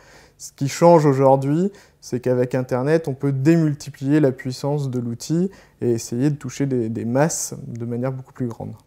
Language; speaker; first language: French; native; French